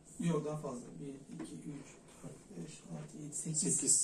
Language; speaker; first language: Turkish; native; Turkish